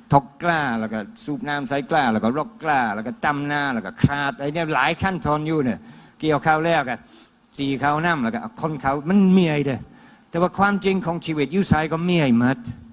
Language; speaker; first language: Thai; non-native, fluent; English